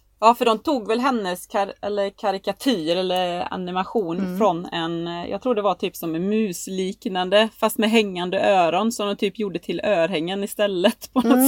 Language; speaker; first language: Swedish; native; Swedish